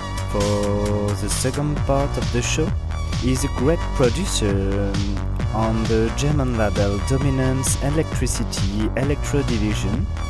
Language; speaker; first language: English; non-native, fluent; French